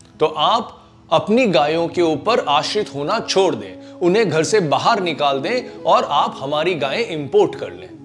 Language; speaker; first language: Hindi; native; Hindi